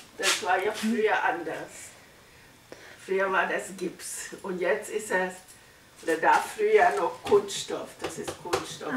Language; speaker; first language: German; non-native, fluent; Hungarian